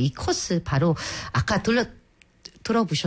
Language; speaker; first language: Korean; native; Korean